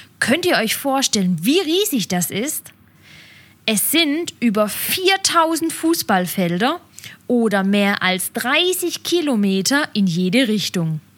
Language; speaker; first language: German; native; German